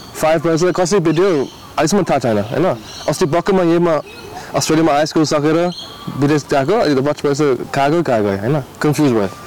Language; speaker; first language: Nepali; non-native, learner; English